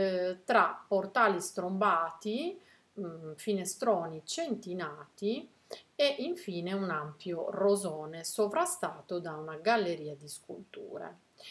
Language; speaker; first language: Italian; native; Italian